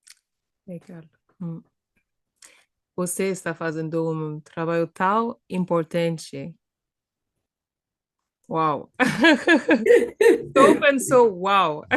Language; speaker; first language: Portuguese; non-native, fluent; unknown